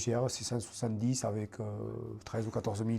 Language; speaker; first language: French; native; French